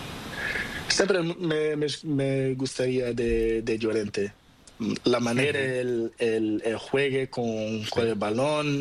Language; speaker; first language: Spanish; non-native, learner; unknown